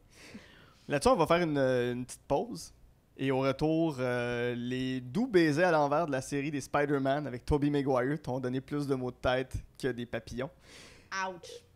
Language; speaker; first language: French; native; French